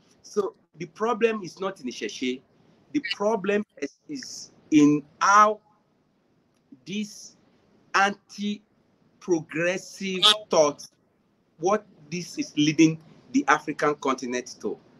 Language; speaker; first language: English; non-native, local second language; Yoruba